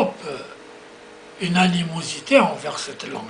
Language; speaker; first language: French; non-native, local second language; Kabyle